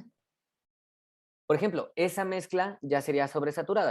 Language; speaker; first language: Spanish; native; Spanish